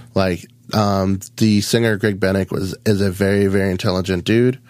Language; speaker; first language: English; native; English